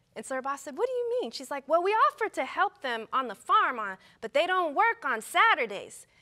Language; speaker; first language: English; native; English